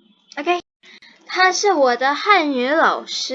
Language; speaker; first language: Chinese; non-native, fluent; Indonesian